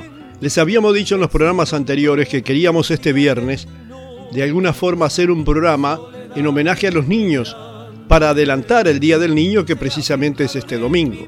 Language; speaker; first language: Spanish; native; Spanish